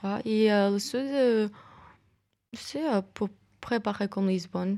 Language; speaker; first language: French; non-native, fluent; Portuguese